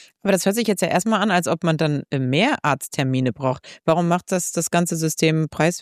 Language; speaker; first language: German; native; German